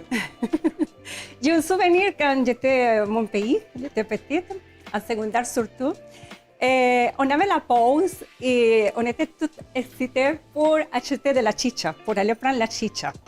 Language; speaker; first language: French; non-native, learner; Spanish